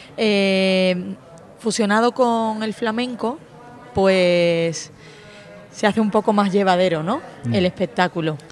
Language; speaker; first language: Spanish; native; Spanish